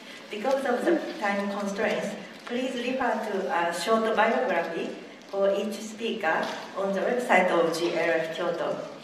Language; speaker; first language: English; non-native, fluent; Japanese